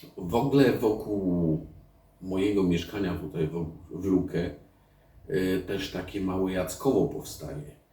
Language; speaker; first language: Polish; native; Polish